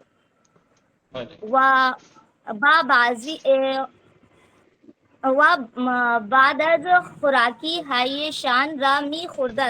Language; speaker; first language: Persian; non-native, learner; Urdu